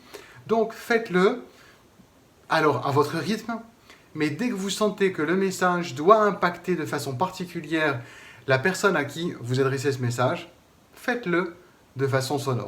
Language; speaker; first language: French; native; French